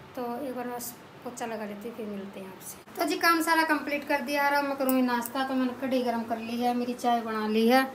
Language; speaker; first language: Hindi; native; Hindi